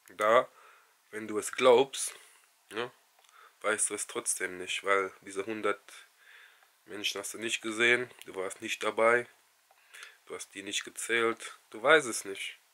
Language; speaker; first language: German; non-native, fluent; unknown